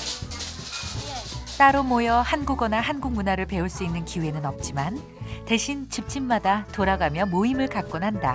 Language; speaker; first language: Korean; native; Korean